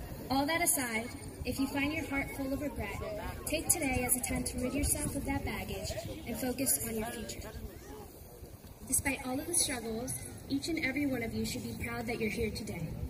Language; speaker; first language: English; early bilingual, other home language; Spanish